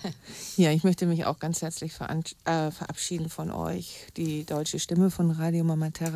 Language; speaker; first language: German; native; German